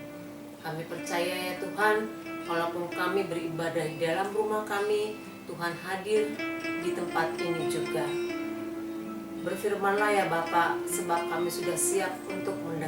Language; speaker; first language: Indonesian; native; Indonesian